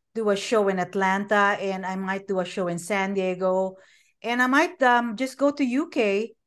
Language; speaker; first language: English; non-native, local second language; Filipino